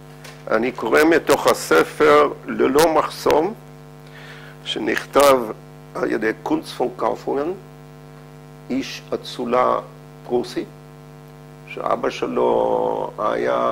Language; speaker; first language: Hebrew; non-native, fluent; Dutch